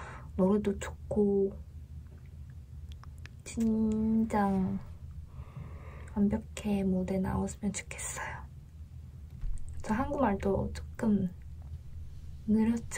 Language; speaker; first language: Korean; non-native, learner; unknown